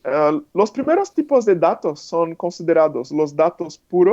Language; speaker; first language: Spanish; non-native, fluent; Portuguese